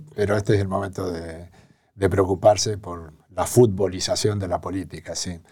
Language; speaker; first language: Spanish; native; Spanish